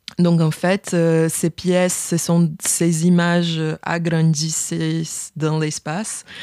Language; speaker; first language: French; non-native, fluent; Portuguese